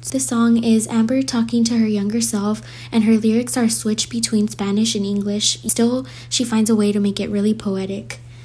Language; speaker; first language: English; early bilingual, other home language; Spanish